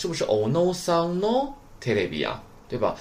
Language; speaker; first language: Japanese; non-native, fluent; Chinese